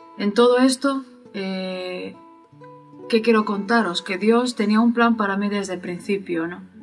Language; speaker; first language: Spanish; non-native, fluent; Bulgarian